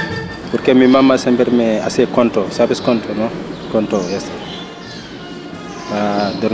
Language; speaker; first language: Spanish; non-native, learner; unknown